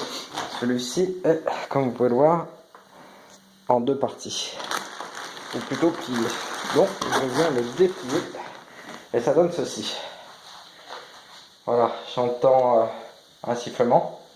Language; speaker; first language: French; native; French